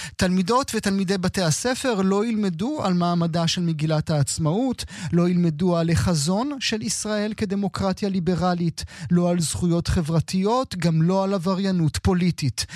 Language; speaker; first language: Hebrew; native; Hebrew